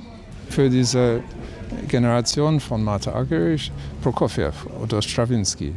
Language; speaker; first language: German; non-native, fluent; English